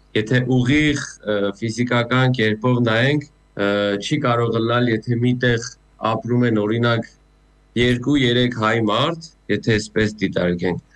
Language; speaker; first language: Armenian; native; Armenian